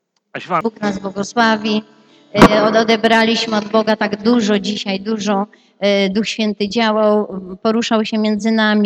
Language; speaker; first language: Polish; native; Polish